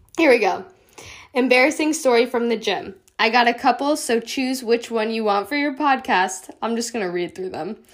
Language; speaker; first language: English; native; English